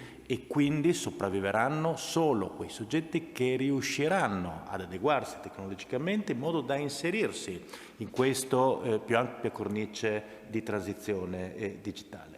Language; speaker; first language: Italian; native; Italian